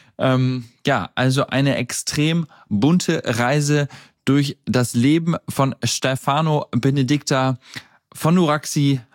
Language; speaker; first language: German; native; German